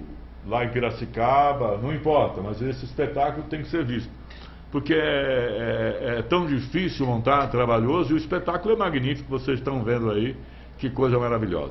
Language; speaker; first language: Portuguese; native; Portuguese